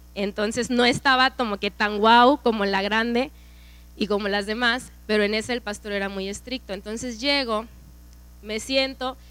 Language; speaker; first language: Spanish; native; Spanish